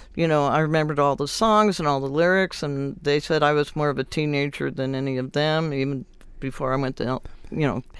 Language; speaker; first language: English; native; English